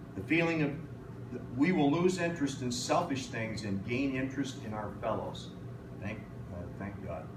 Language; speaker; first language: English; native; English